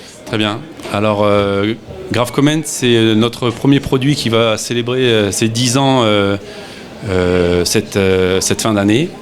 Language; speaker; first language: French; native; French